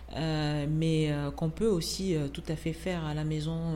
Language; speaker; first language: French; non-native, local second language; Arabic